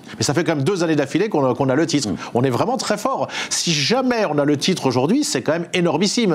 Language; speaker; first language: French; native; French